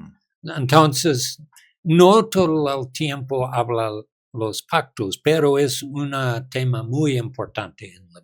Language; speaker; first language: Spanish; non-native, learner; English